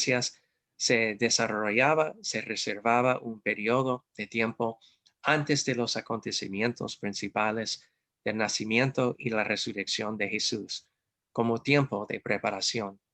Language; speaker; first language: Spanish; non-native, fluent; English